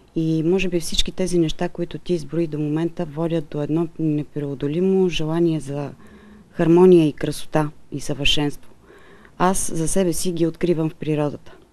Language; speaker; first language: Bulgarian; native; Bulgarian